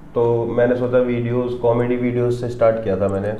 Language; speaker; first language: Hindi; non-native, local second language; Haryanvi